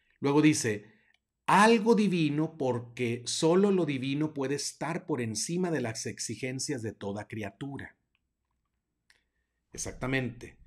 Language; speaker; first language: Spanish; native; Spanish